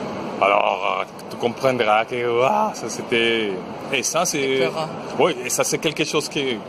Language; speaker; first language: French; non-native, fluent; Spanish